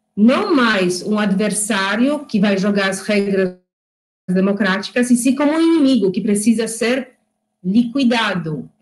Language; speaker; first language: Portuguese; non-native, fluent; Polish